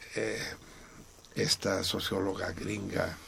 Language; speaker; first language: Spanish; native; Spanish